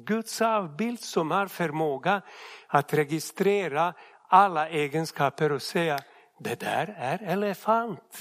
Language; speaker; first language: Swedish; non-native, fluent; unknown